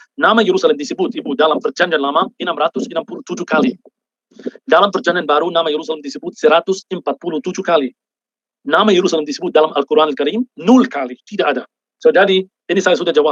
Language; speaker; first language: Indonesian; non-native, fluent; Arabic